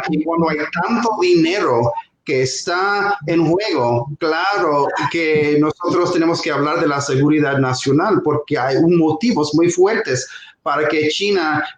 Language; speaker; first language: Spanish; non-native, fluent; English